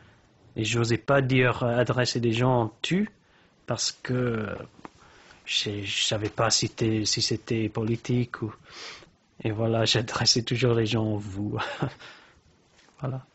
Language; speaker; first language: French; non-native, fluent; English